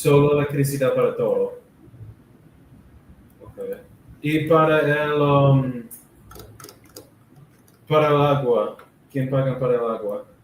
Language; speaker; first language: Spanish; non-native, learner; English